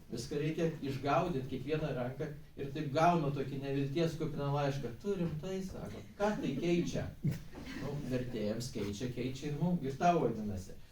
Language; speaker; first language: Lithuanian; native; Lithuanian